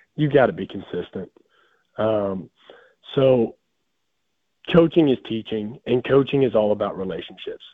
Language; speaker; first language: English; native; English